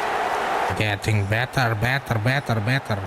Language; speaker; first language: English; non-native, learner; Indonesian